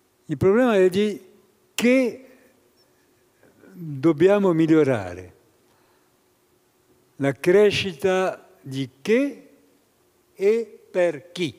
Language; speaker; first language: Italian; non-native, fluent; French